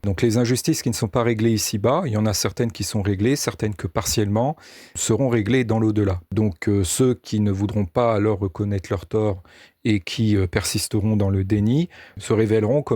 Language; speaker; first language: French; native; French